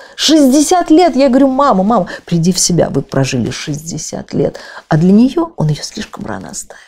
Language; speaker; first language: Russian; native; Russian